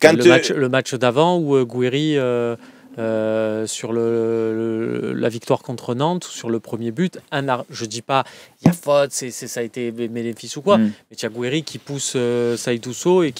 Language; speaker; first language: French; native; French